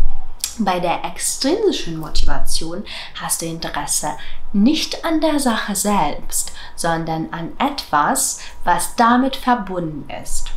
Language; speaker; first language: German; non-native, fluent; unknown